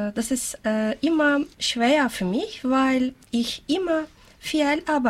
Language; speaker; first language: German; non-native, learner; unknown